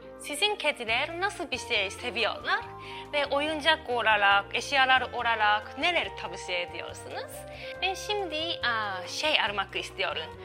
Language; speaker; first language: Turkish; non-native, learner; Japanese